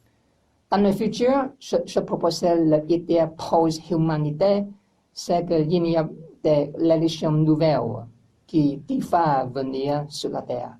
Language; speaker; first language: French; non-native, learner; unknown